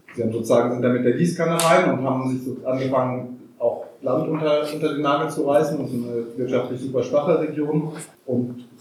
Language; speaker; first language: German; native; German